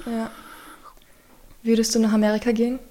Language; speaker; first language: German; native; German